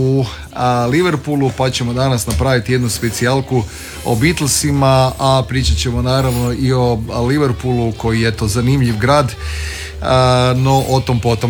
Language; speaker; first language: Serbian; native; Serbian